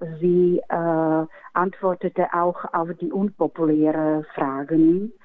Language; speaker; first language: German; non-native, fluent; Slovak